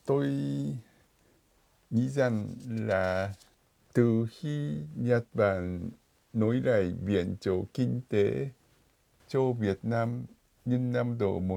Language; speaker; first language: Vietnamese; non-native, fluent; Japanese